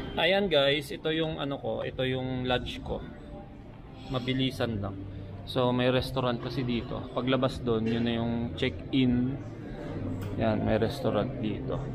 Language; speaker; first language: Filipino; non-native, local second language; Hiligaynon